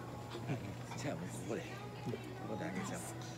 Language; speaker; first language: Japanese; native; Japanese